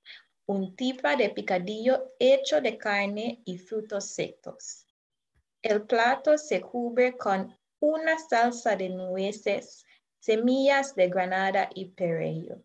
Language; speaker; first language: Spanish; non-native, fluent; English